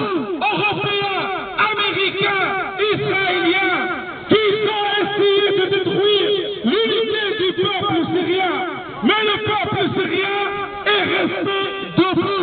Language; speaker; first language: French; non-native, fluent; Arabic